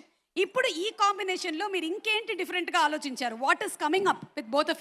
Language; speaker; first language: Telugu; native; Telugu